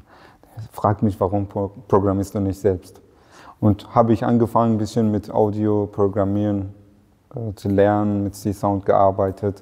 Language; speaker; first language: German; non-native, fluent; Persian